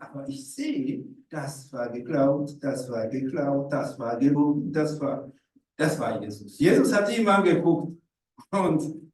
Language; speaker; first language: German; non-native, fluent; Rundi